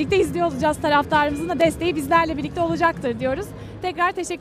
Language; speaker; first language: Turkish; native; Turkish